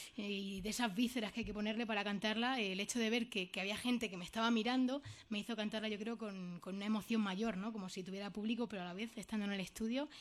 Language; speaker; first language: Spanish; native; Spanish